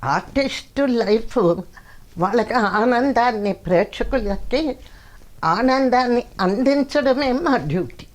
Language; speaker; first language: Telugu; non-native, local second language; Kannada